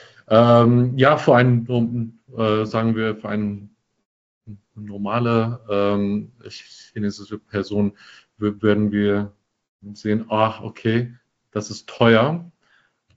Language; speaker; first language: German; non-native, fluent; English